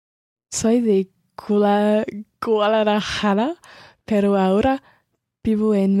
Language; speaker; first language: Spanish; non-native, learner; English